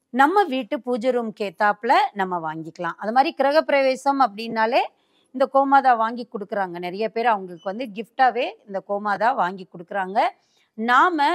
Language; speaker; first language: Tamil; native; Tamil